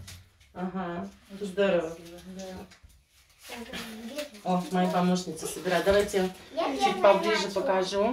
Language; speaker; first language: Russian; native; Russian